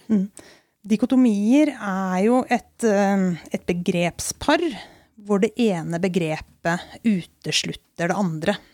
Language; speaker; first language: Norwegian; native; Norwegian